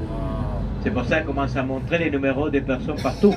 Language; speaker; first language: French; non-native, fluent; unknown